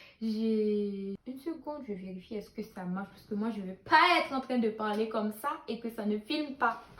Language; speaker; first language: French; non-native, local second language; Haitian Creole